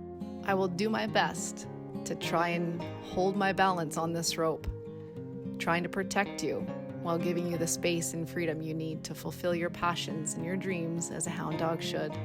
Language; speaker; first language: English; native; English